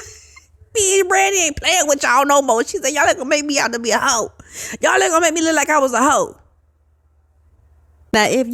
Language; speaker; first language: English; native; English